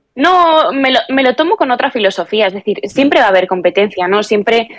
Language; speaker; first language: Spanish; native; Spanish